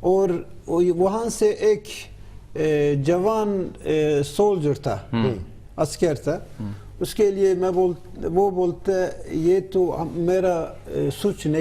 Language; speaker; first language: Hindi; non-native, learner; Turkish